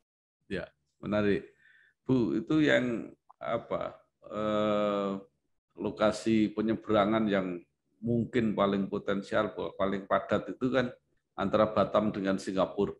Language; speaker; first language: Indonesian; native; Indonesian